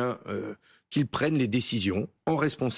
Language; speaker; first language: French; native; French